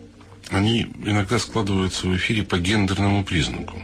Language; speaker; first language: Russian; native; Russian